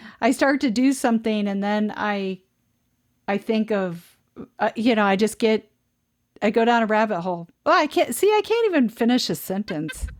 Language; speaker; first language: English; native; English